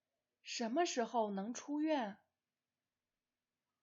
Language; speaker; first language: Chinese; non-native, fluent; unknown